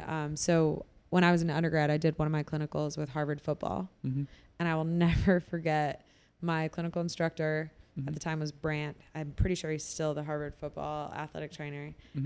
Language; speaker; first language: English; native; English